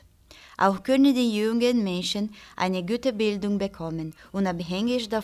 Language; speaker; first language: German; non-native, fluent; Portuguese